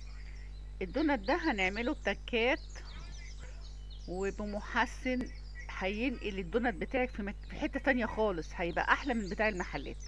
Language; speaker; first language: Arabic; native; Arabic